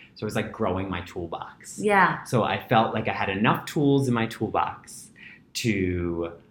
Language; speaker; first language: English; native; English